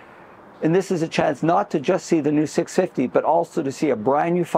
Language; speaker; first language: English; native; English